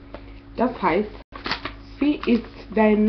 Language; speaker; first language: German; non-native, fluent; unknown